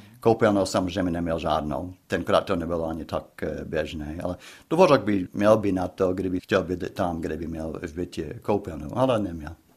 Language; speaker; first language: Czech; non-native, fluent; English